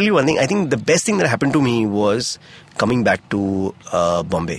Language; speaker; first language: English; non-native, local second language; Hindi